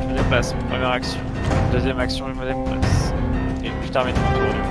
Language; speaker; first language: French; native; French